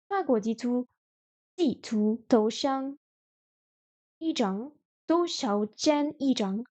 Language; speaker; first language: Chinese; non-native, learner; French